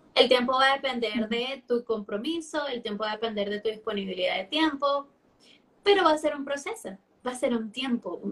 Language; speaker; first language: Spanish; native; Spanish